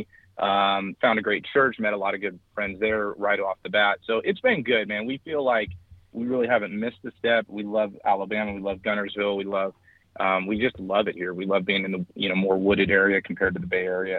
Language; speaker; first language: English; native; English